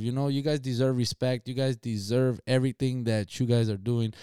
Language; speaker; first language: English; early bilingual, other home language; Spanish